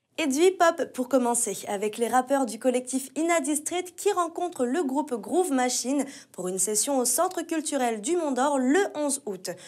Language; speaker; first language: French; native; French